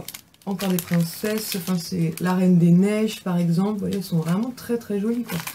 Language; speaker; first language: French; native; French